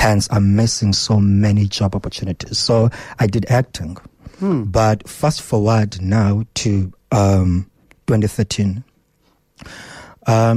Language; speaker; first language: English; non-native, local second language; Xhosa